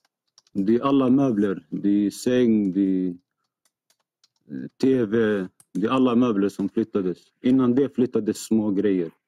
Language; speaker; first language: Swedish; non-native, fluent; Arabic